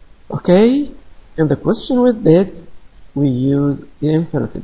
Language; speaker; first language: English; non-native, fluent; Arabic